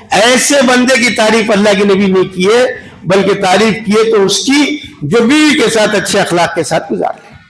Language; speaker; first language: Urdu; native; Urdu